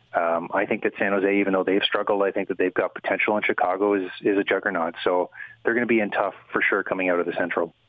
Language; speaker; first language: English; native; English